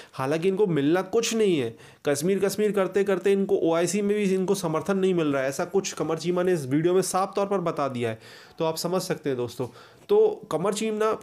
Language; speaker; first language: Hindi; native; Hindi